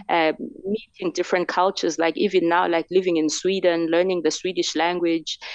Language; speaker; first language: English; non-native, local second language; Xhosa